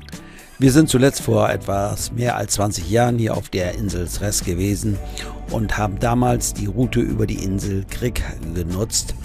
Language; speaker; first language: German; native; German